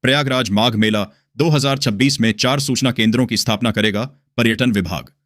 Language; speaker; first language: Hindi; native; Hindi